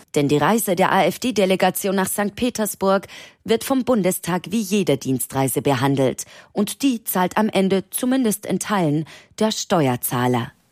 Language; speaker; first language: German; native; German